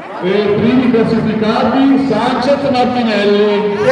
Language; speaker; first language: Italian; native; Italian